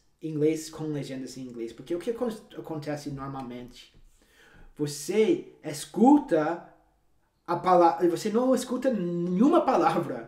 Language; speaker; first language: Portuguese; non-native, fluent; English